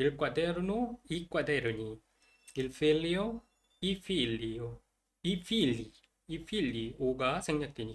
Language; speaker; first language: Italian; non-native, learner; Korean